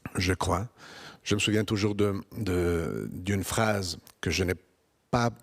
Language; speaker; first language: French; non-native, fluent; Spanish